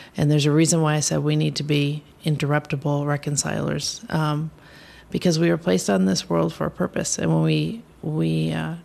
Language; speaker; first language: English; native; English